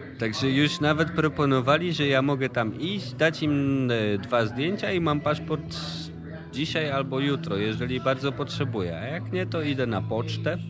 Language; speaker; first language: Polish; native; Polish